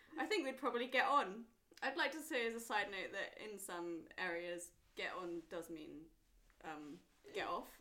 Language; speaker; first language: English; native; English